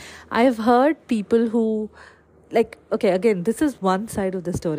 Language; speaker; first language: English; non-native, local second language; Malayalam